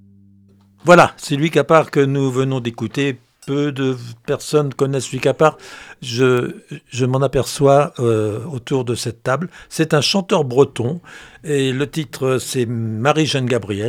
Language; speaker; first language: French; native; French